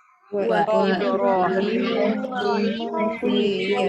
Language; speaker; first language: Arabic; non-native, learner; Indonesian